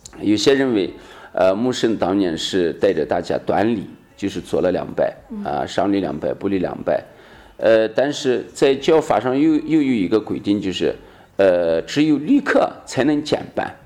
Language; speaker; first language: Chinese; native; Chinese